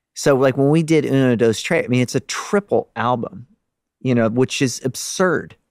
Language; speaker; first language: English; native; English